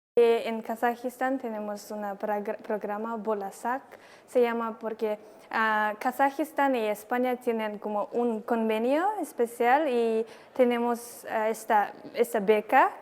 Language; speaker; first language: Spanish; non-native, learner; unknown